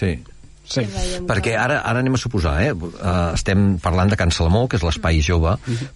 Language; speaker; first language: Catalan; native; Catalan